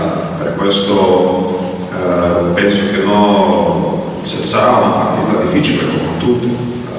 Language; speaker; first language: Italian; non-native, fluent; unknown